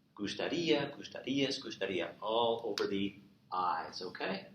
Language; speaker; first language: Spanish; non-native, fluent; English